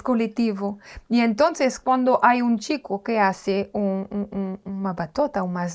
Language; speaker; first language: Spanish; non-native, learner; French